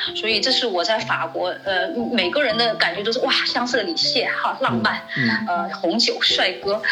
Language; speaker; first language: Chinese; native; Chinese